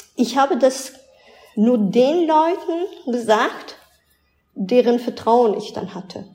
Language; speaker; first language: German; early bilingual, other home language; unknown